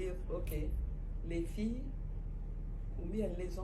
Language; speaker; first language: French; non-native, fluent; Igbo